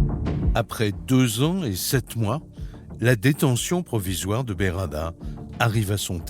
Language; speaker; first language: French; native; French